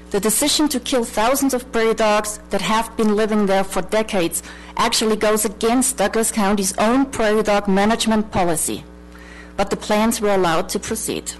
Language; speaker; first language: English; non-native, fluent; German